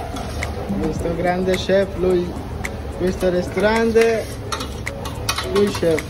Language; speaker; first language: Italian; non-native, learner; Bangla